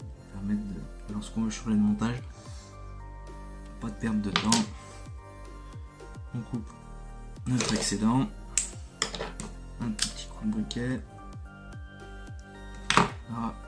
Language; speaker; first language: French; native; French